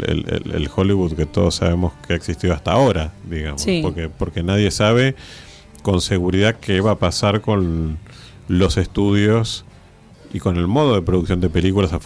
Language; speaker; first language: Spanish; native; Spanish